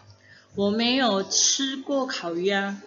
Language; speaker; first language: Chinese; non-native, fluent; Indonesian